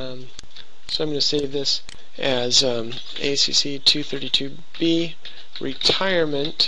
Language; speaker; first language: English; native; English